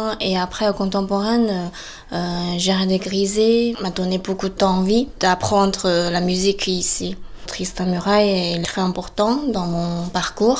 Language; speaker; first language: French; non-native, fluent; Chinese